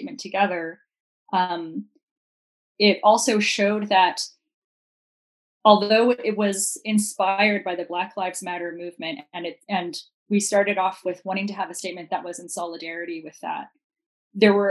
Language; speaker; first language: English; native; English